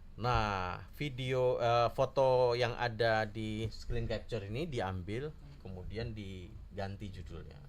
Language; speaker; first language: Indonesian; native; Indonesian